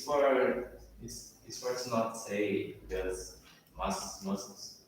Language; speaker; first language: English; non-native, learner; Portuguese